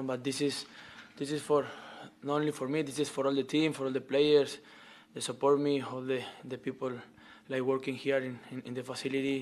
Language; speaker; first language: English; non-native, learner; Spanish